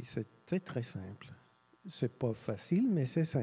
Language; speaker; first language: French; non-native, fluent; English